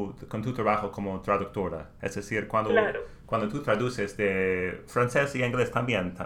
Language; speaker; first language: Spanish; non-native, learner; English